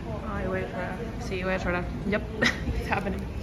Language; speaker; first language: Spanish; native; Spanish